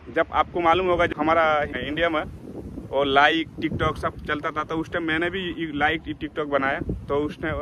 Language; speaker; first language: Hindi; non-native, local second language; Bangla